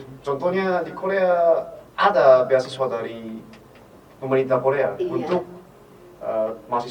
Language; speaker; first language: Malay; non-native, fluent; Korean